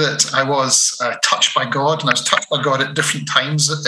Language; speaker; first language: English; native; English